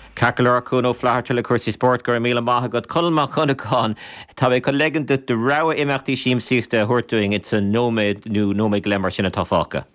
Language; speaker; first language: Irish; native; Irish